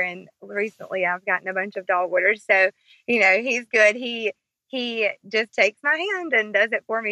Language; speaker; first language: English; native; English